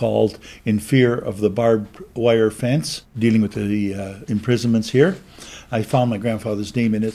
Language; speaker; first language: English; native; English